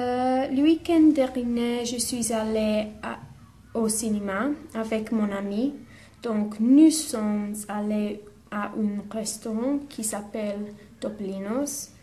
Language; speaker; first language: French; non-native, learner; English